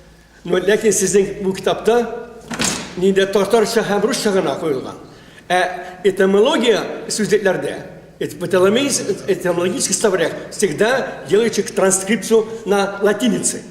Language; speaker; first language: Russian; non-native, local second language; Tatar